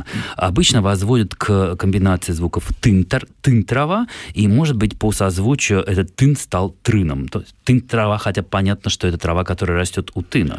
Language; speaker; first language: Russian; native; Russian